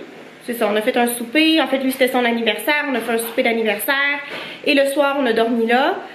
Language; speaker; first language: French; native; French